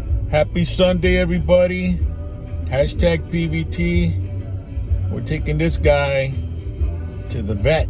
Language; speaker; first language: English; early bilingual, other home language; Spanish